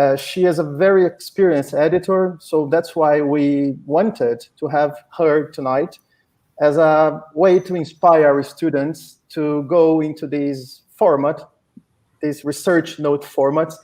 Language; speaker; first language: English; non-native, fluent; Portuguese